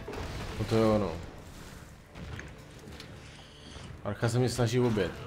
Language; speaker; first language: Czech; native; Czech